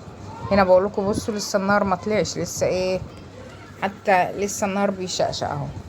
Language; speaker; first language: Arabic; native; Arabic